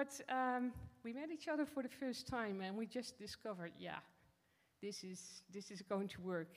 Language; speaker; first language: English; non-native, fluent; Dutch